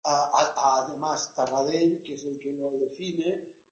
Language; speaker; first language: Spanish; non-native, local second language; Catalan